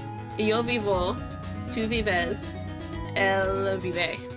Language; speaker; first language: Spanish; non-native, learner; English